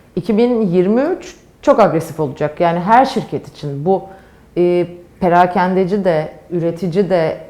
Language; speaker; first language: Turkish; native; Turkish